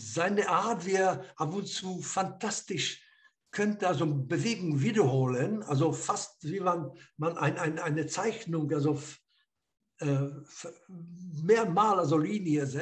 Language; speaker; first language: German; non-native, fluent; Slovak